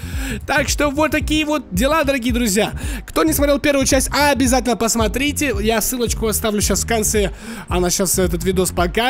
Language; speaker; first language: Russian; native; Russian